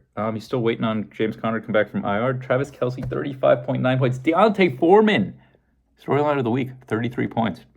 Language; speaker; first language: English; native; English